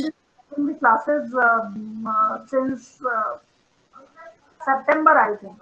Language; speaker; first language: English; non-native, local second language; Hindi